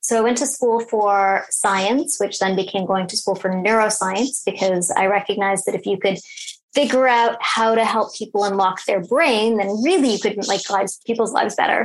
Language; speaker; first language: English; native; English